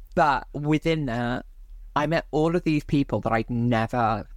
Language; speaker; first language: English; native; English